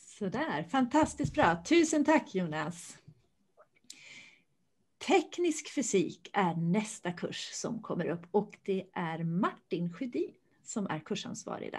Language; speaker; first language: Swedish; native; Swedish